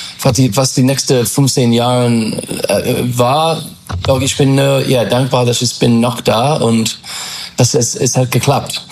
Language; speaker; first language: German; non-native, fluent; English